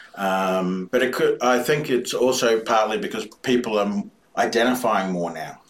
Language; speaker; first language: English; native; English